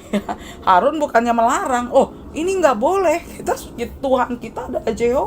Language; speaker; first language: Indonesian; native; Indonesian